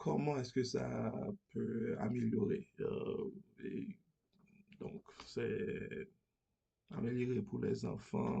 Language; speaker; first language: French; non-native, learner; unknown